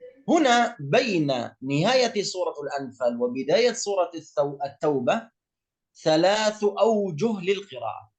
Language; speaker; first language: Arabic; native; Arabic